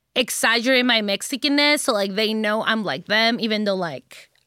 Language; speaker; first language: English; non-native, fluent; Spanish